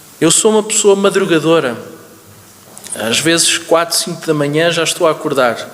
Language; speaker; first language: Portuguese; native; Portuguese